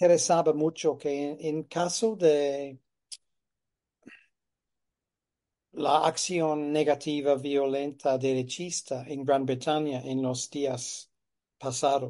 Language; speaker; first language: Spanish; non-native, fluent; English